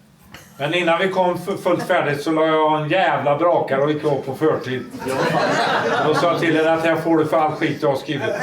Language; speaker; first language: Swedish; native; Swedish